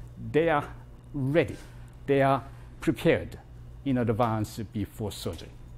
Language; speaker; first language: English; non-native, fluent; Korean